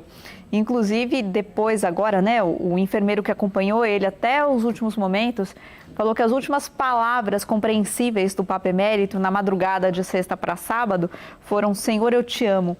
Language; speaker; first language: Portuguese; native; Portuguese